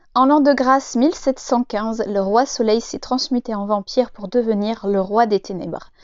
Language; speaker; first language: French; native; French